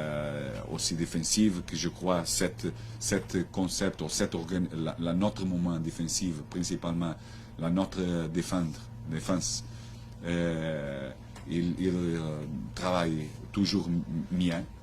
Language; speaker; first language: French; non-native, learner; Portuguese